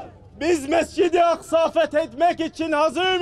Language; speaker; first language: Turkish; non-native, fluent; Arabic